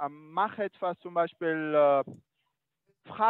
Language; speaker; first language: German; non-native, learner; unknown